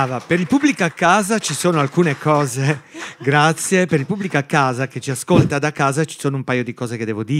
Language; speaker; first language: Italian; native; Italian